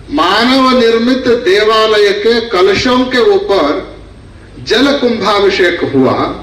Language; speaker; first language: Hindi; non-native, local second language; Kannada